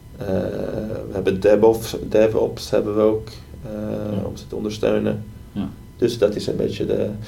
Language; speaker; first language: Dutch; non-native, fluent; Swedish